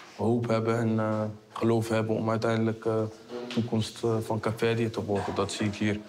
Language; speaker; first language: Dutch; early bilingual, other home language; Kabuverdianu